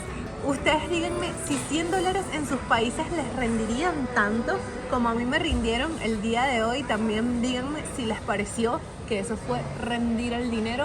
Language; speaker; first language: Spanish; native; Spanish